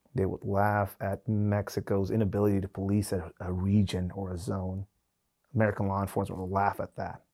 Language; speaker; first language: English; non-native, fluent; Spanish